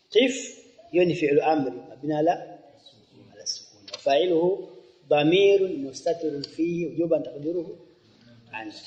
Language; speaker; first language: Arabic; non-native, fluent; Swahili